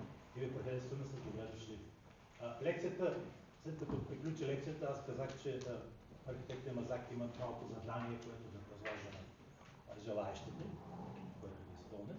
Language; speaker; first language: Bulgarian; native; Bulgarian